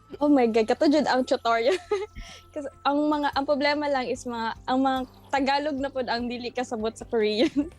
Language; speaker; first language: Cebuano; native; Cebuano